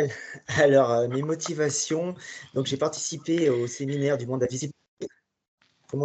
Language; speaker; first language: French; native; French